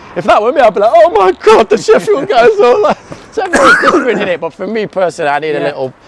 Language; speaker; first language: English; native; English